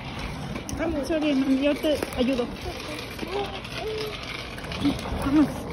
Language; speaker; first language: Spanish; native; Spanish